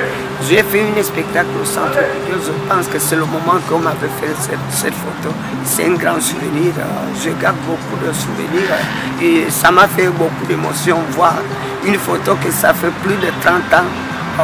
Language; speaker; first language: French; non-native, local second language; Spanish